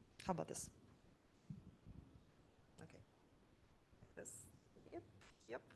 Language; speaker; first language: English; non-native, fluent; Russian